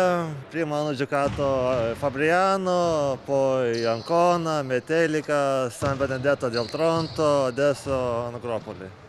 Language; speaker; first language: Italian; non-native, learner; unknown